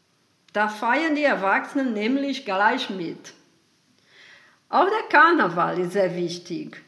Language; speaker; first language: German; non-native, fluent; Portuguese